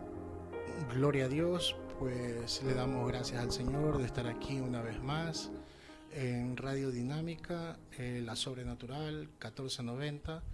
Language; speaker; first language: Spanish; native; Spanish